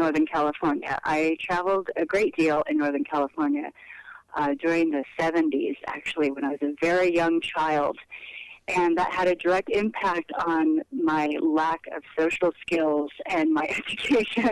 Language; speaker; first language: English; native; English